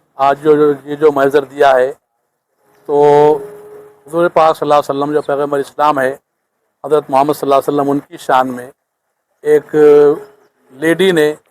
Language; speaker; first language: Urdu; native; Urdu